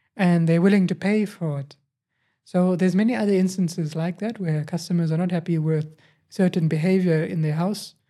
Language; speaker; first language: English; native; English